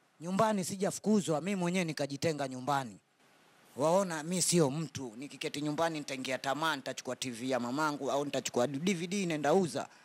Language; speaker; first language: Swahili; native; Swahili